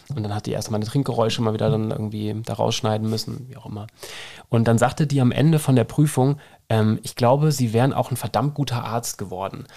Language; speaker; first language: German; native; German